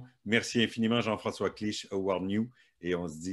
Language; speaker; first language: French; native; French